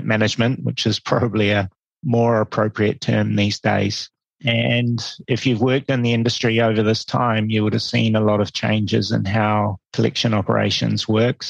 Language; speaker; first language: English; native; English